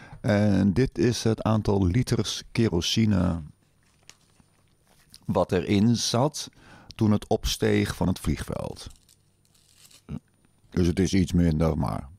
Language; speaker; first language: Dutch; native; Dutch